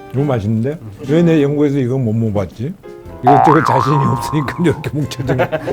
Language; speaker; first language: Korean; native; Korean